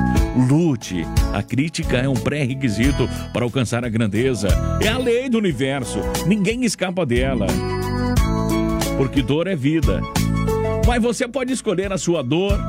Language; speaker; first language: Portuguese; native; Portuguese